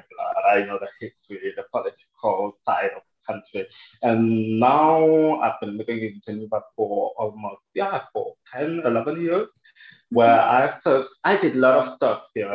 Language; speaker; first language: English; non-native, local second language; French